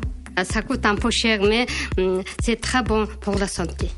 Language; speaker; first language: French; non-native, learner; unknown